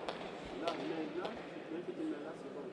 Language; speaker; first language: French; native; French